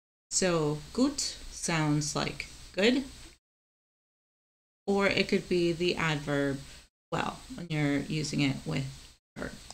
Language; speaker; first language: English; non-native, fluent; Spanish